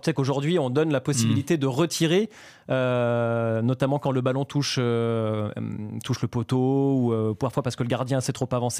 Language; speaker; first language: French; native; French